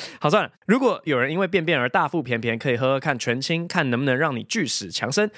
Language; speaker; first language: Chinese; native; Chinese